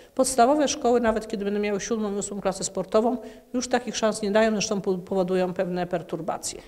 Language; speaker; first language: Polish; native; Polish